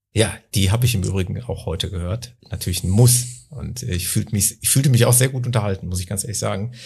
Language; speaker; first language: German; native; German